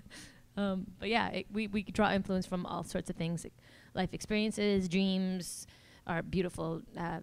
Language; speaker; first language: English; native; English